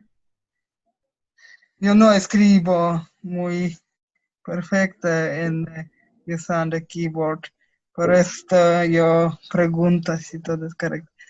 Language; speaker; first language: Spanish; non-native, learner; Russian